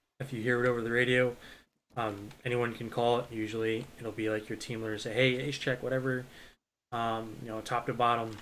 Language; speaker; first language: English; native; English